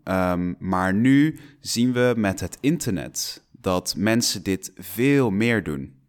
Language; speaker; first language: Dutch; non-native, fluent; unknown